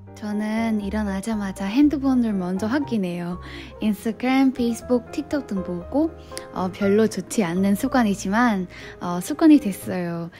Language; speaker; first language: Korean; non-native, fluent; Vietnamese